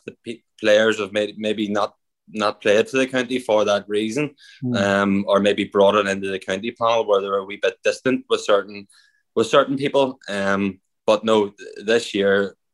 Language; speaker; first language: English; native; English